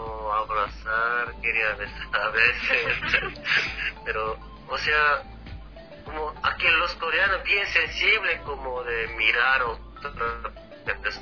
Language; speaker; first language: Spanish; non-native, fluent; Korean